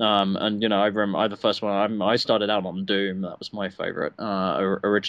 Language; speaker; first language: English; native; English